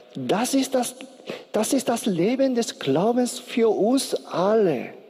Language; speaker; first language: German; non-native, learner; Korean